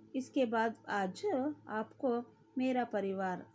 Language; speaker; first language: Hindi; non-native, local second language; Kannada